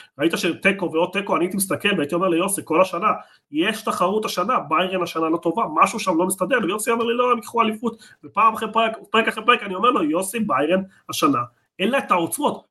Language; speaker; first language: Hebrew; native; Hebrew